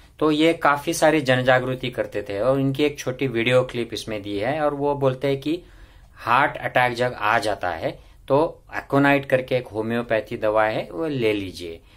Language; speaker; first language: Hindi; non-native, local second language; Marathi